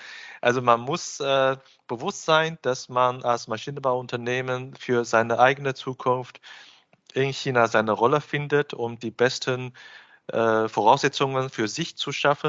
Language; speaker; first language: German; non-native, fluent; Chinese